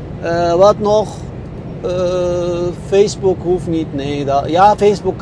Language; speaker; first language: Dutch; non-native, fluent; Turkish